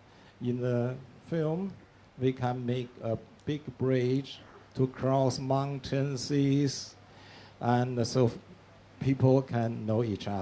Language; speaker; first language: English; non-native, learner; Chinese